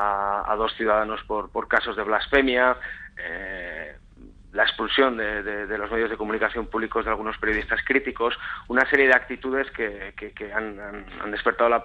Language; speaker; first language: Spanish; native; Spanish